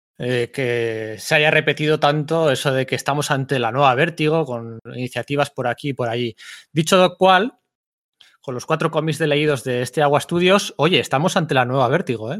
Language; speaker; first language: Spanish; native; Spanish